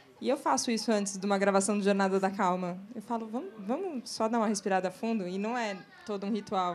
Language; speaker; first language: Portuguese; native; Portuguese